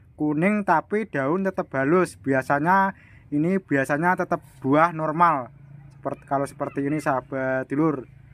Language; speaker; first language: Indonesian; non-native, local second language; Javanese